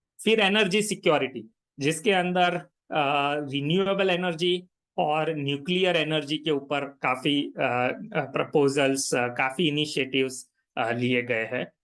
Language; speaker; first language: Hindi; non-native, local second language; Gujarati